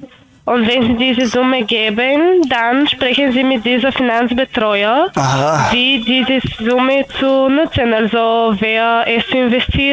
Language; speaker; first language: German; non-native, learner; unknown